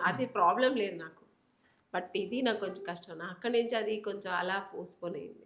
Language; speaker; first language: Telugu; native; Telugu